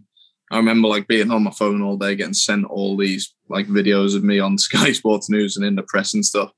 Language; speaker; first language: English; native; English